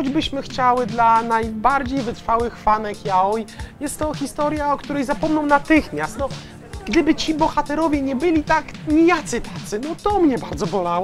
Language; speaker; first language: Polish; native; Polish